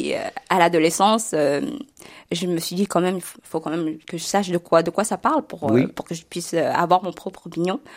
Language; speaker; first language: French; native; French